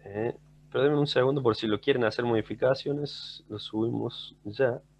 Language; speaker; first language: Spanish; native; Spanish